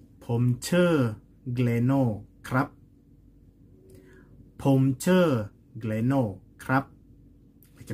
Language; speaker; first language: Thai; non-native, learner; Indonesian